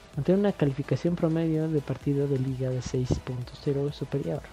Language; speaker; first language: Spanish; native; Spanish